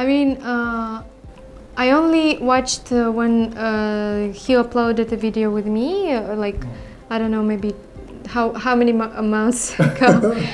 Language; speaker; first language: English; non-native, learner; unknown